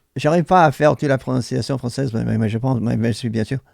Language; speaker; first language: French; non-native, learner; English